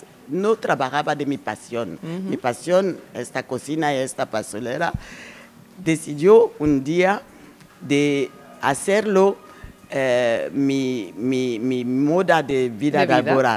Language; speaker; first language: Spanish; non-native, learner; French